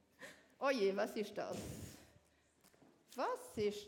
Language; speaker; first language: German; non-native, learner; French